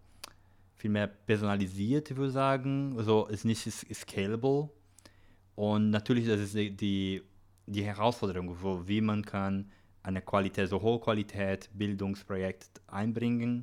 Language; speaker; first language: German; non-native, learner; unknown